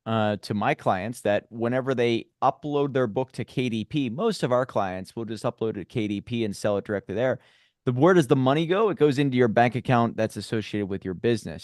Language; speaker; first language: English; native; English